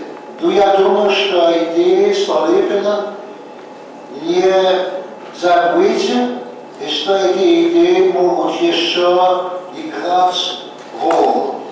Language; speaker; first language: Russian; early bilingual, heritage; Russian